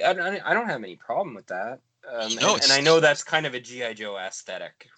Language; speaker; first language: English; native; English